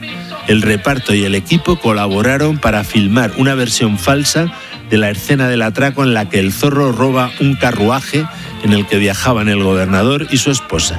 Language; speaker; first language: Spanish; native; Spanish